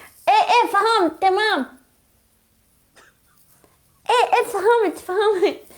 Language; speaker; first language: Arabic; non-native, learner; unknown